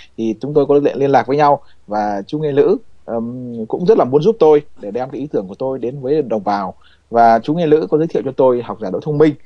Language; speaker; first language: Vietnamese; native; Vietnamese